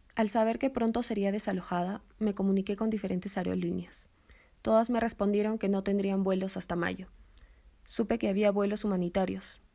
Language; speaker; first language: Spanish; native; Spanish